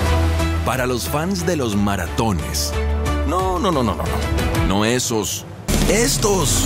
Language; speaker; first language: Spanish; native; Spanish